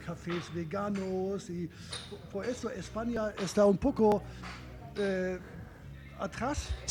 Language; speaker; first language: Spanish; non-native, learner; German